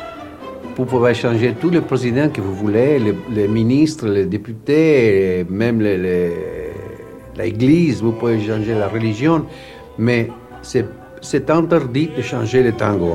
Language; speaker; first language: French; non-native, fluent; Spanish